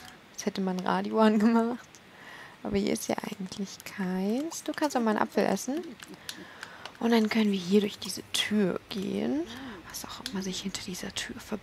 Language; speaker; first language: German; native; German